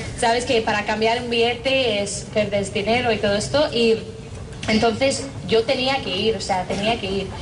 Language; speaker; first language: Spanish; non-native, fluent; English